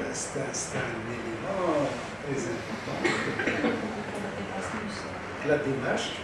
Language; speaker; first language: French; non-native, local second language; Arabic